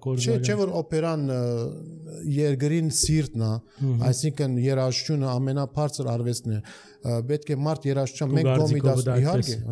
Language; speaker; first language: Armenian; early bilingual, heritage; Armenian